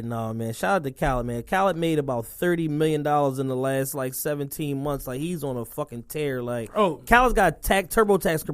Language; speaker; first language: English; native; English